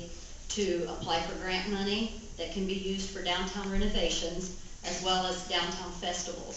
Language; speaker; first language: English; native; English